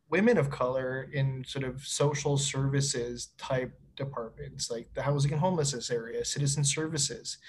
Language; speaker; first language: English; native; English